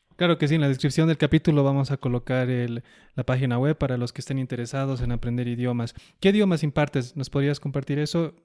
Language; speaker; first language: Spanish; native; Spanish